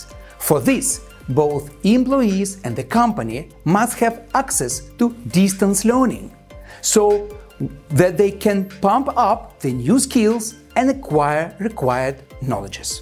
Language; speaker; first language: English; non-native, fluent; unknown